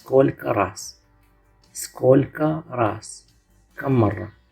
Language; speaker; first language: Russian; non-native, fluent; Arabic